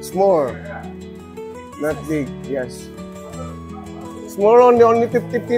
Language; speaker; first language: English; non-native, learner; Filipino